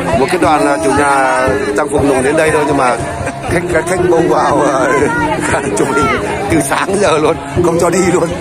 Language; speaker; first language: Vietnamese; non-native, local second language; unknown